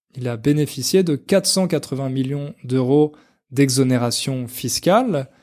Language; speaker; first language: French; native; French